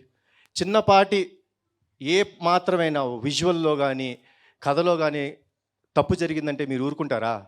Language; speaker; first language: Telugu; native; Telugu